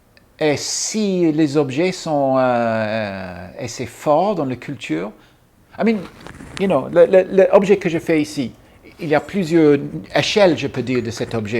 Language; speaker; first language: French; non-native, fluent; English